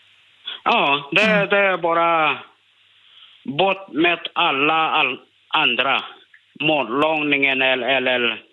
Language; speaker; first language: Swedish; non-native, learner; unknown